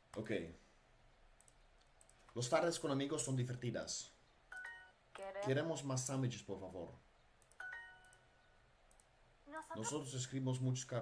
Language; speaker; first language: Spanish; non-native, learner; Dutch